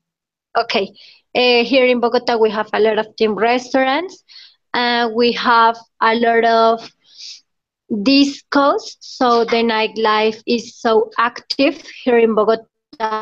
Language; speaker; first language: English; non-native, learner; Spanish